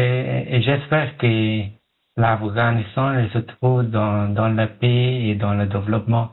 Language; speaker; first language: French; non-native, learner; Pashto